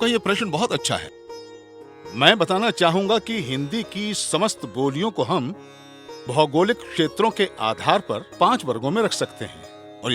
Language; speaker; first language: Hindi; native; Hindi